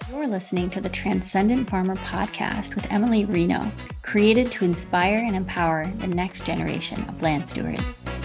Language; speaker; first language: English; native; English